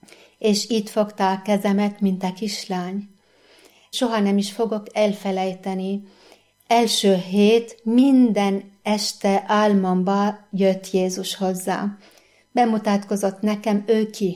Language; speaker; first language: Hungarian; non-native, fluent; Arabic